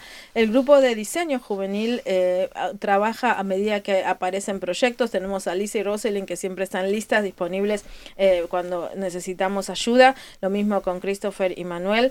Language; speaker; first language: Spanish; native; Spanish